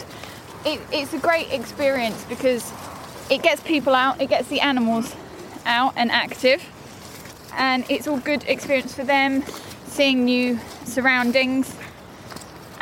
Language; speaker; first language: English; native; English